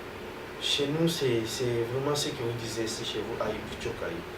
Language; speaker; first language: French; non-native, local second language; Lingala